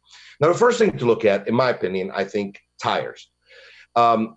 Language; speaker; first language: English; native; English